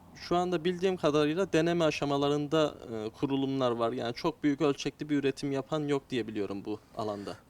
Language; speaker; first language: Turkish; native; Turkish